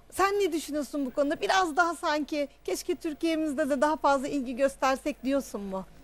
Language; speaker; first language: Turkish; native; Turkish